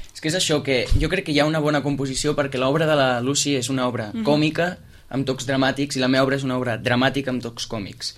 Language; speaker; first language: Catalan; native; Catalan